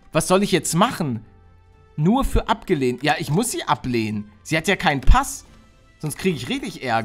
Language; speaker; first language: German; native; German